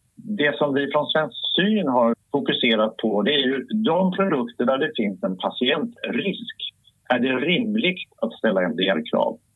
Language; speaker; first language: Swedish; native; Swedish